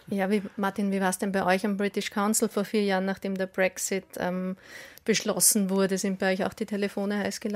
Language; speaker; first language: German; native; German